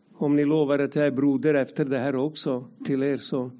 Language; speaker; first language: Swedish; non-native, fluent; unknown